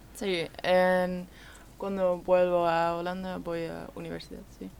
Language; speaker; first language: Spanish; non-native, learner; Dutch